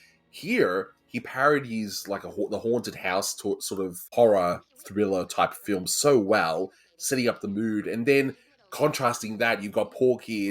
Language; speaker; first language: English; native; English